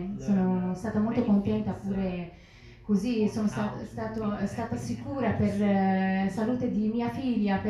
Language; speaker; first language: Italian; non-native, learner; Arabic